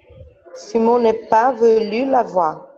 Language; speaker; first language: French; non-native, learner; Portuguese